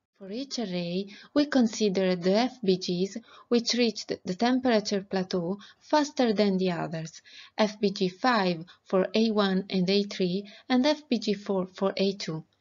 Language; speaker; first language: English; non-native, fluent; Italian